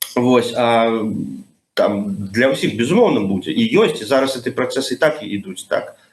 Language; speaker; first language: Belarusian; non-native, local second language; Russian